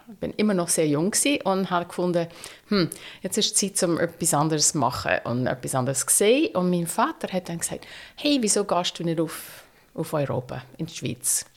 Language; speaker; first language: German; non-native, fluent; English